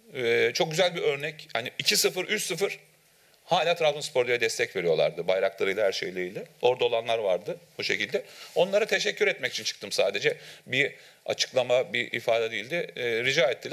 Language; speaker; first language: Turkish; native; Turkish